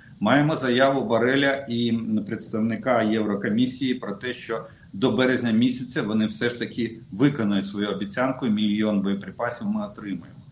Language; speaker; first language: Ukrainian; non-native, local second language; Russian